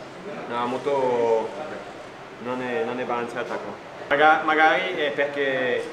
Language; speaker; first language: Italian; non-native, learner; French